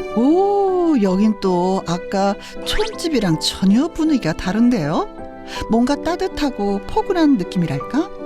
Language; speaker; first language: Korean; native; Korean